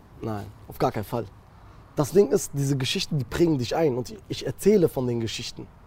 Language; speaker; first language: German; early bilingual, other home language; Kurdish